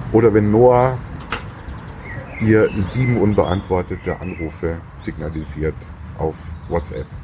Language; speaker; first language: German; native; German